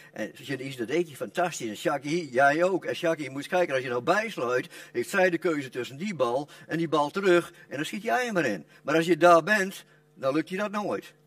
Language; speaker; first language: Dutch; non-native, local second language; Western Frisian